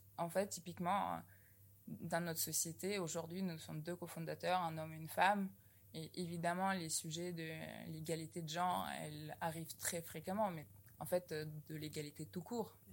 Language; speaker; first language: French; non-native, fluent; Russian